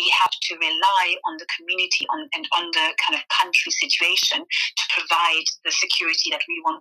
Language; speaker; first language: English; non-native, fluent; German